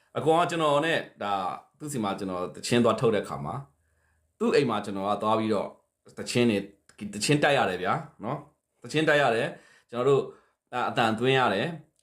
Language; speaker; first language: Burmese; native; Burmese